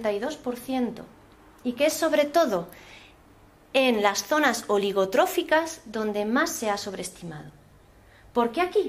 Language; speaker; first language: Spanish; native; Spanish